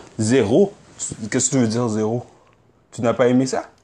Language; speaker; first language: French; native; French